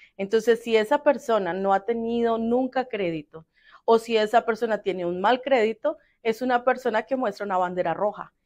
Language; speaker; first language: Spanish; native; Spanish